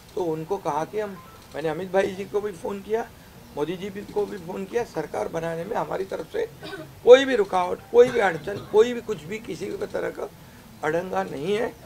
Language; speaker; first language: Hindi; non-native, local second language; Marathi